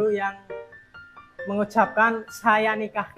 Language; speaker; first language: Indonesian; native; Indonesian